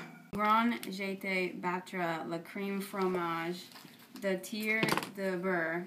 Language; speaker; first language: French; non-native, learner; English